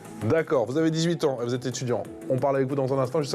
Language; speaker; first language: French; native; French